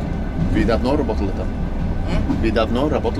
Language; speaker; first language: Russian; non-native, learner; English